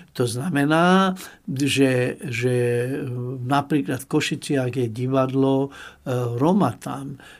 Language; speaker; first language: Slovak; non-native, local second language; Hungarian